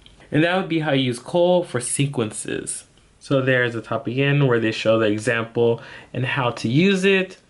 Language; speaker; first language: English; native; English